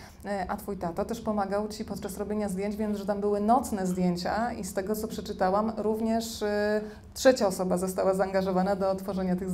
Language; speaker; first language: Polish; native; Polish